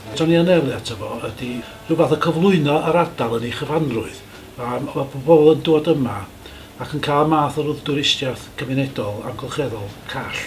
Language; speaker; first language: Welsh; native; Welsh